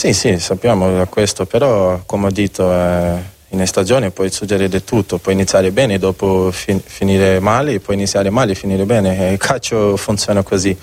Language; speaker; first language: Italian; non-native, learner; Spanish